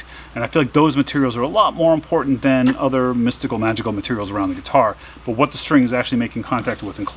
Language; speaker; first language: English; native; English